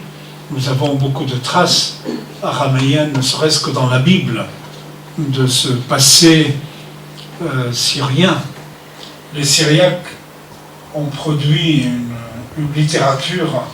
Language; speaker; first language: French; non-native, fluent; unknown